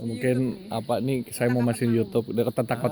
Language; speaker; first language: Indonesian; native; Indonesian